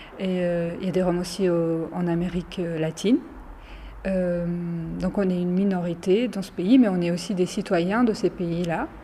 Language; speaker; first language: French; early bilingual, other home language; Romany